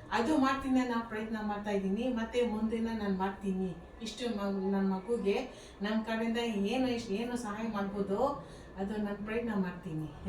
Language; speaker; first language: Kannada; non-native, learner; Manipuri